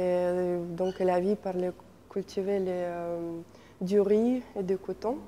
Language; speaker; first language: French; non-native, fluent; Russian